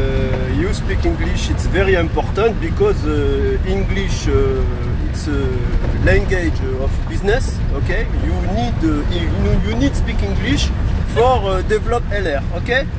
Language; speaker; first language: English; non-native, learner; French